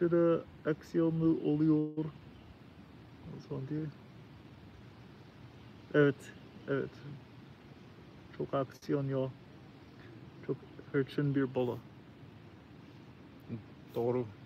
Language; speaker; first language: Turkish; non-native, learner; English